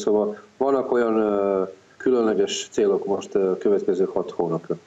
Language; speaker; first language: Hungarian; non-native, fluent; Serbian